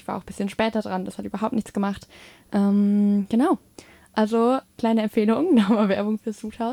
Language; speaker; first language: German; native; German